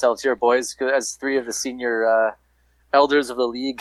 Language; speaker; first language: English; native; English